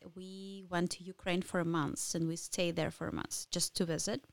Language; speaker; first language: English; non-native, fluent; Ukrainian